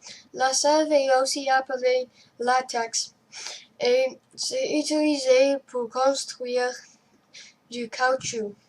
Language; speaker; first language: French; non-native, learner; English